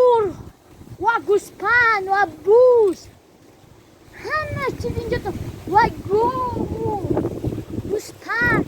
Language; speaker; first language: Persian; non-native, local second language; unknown